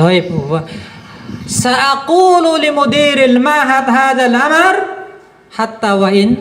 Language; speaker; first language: Arabic; non-native, fluent; Indonesian